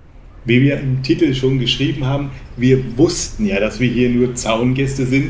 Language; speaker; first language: German; native; German